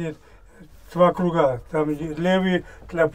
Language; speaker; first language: Russian; non-native, learner; German